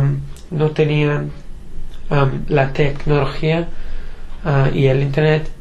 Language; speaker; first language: Spanish; non-native, learner; English